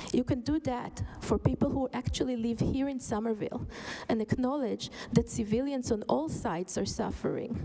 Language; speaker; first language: English; non-native, fluent; Hebrew